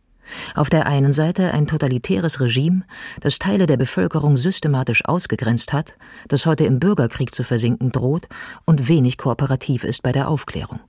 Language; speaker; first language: German; native; German